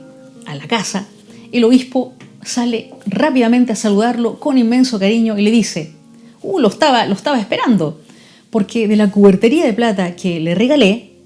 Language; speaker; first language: Spanish; native; Spanish